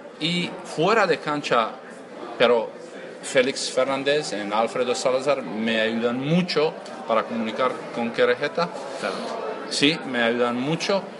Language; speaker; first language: Spanish; non-native, learner; Croatian